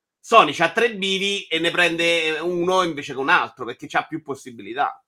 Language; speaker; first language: Italian; native; Italian